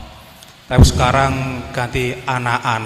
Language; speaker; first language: Indonesian; non-native, local second language; Javanese